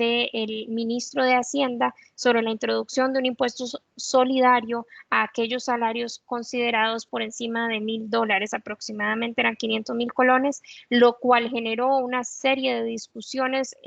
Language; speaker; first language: Spanish; native; Spanish